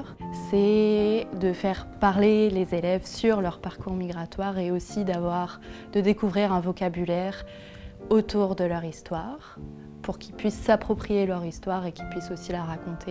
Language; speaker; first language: French; native; French